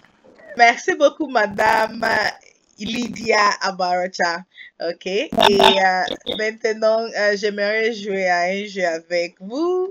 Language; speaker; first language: French; non-native, fluent; English